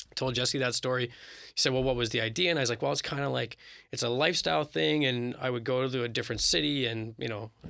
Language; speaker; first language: English; native; English